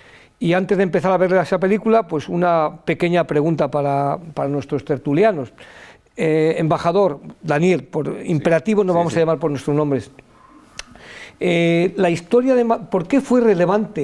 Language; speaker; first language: Spanish; native; Spanish